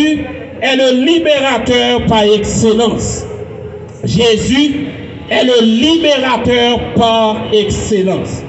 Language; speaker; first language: French; non-native, local second language; Haitian Creole